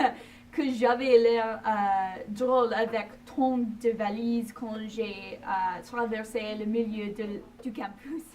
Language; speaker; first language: French; non-native, learner; English